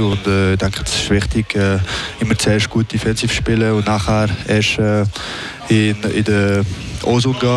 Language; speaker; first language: German; non-native, fluent; French